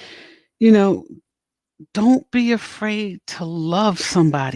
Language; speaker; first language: English; native; English